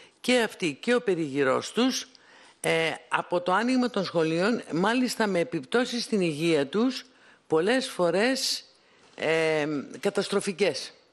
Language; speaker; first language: Greek; native; Greek